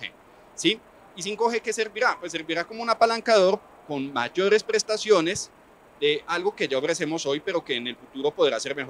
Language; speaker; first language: Spanish; native; Spanish